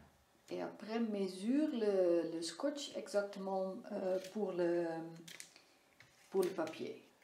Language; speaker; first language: French; non-native, fluent; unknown